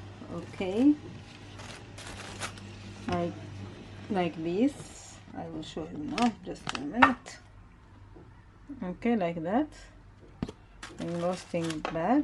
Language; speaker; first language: English; non-native, learner; Arabic